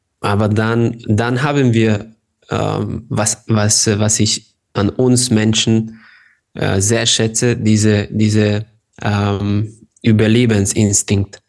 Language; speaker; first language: German; non-native, fluent; Hungarian